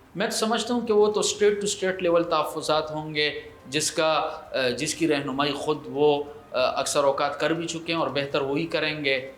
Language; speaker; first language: Urdu; non-native, local second language; Pashto